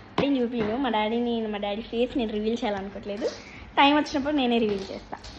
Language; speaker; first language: Telugu; early bilingual, heritage; Telugu